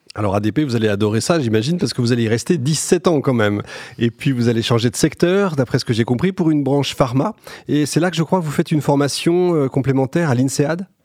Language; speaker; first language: French; native; French